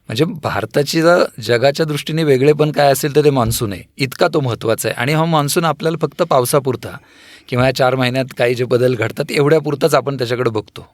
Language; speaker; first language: Marathi; native; Marathi